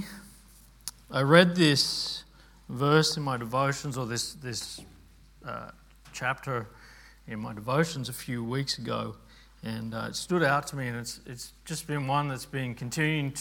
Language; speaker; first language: English; native; English